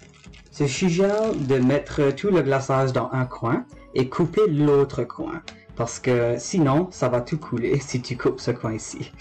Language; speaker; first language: French; non-native, local second language; English